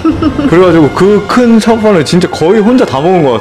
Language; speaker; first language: Korean; native; Korean